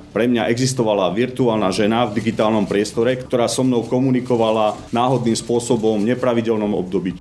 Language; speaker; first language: Slovak; native; Slovak